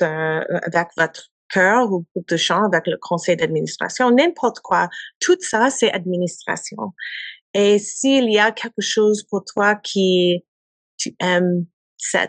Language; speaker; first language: French; non-native, learner; English